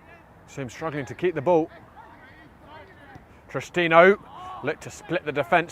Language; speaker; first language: English; native; English